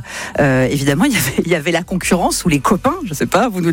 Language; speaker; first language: French; native; French